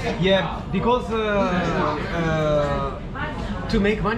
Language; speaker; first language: English; non-native, learner; Japanese